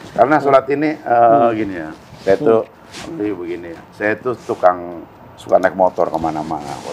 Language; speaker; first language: Indonesian; native; Indonesian